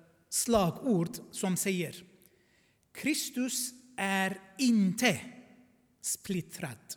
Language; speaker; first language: Swedish; non-native, fluent; Armenian